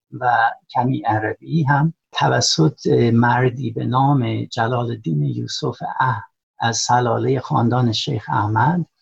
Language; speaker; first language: Persian; non-native, fluent; English